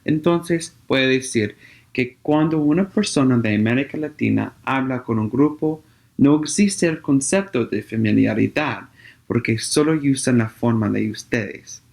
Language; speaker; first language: Spanish; non-native, learner; English